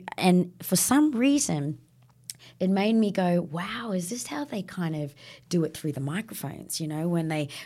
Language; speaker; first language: English; native; English